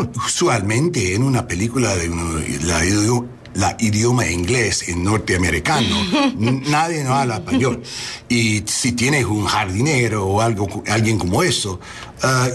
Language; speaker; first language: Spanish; non-native, learner; English